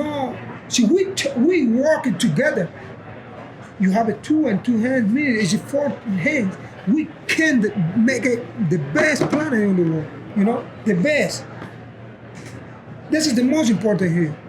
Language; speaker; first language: English; non-native, learner; Spanish